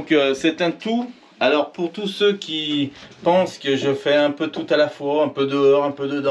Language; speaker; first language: French; native; French